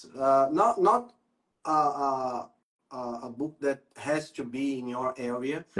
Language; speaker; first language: English; non-native, fluent; Portuguese